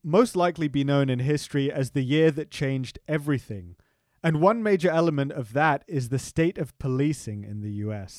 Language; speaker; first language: English; native; English